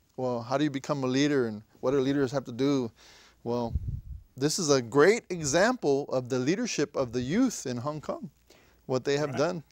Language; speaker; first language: English; native; English